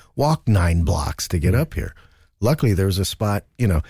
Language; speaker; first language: English; native; English